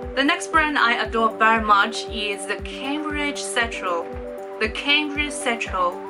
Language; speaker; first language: English; non-native, fluent; Chinese